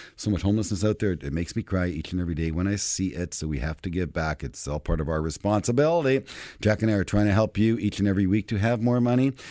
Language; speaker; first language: English; non-native, fluent; Spanish